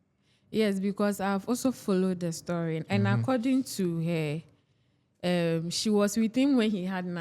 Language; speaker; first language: English; non-native, local second language; Akan